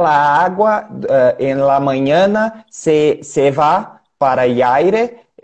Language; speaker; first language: Spanish; non-native, learner; Portuguese